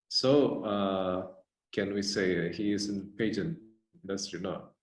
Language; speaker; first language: English; non-native, fluent; Indonesian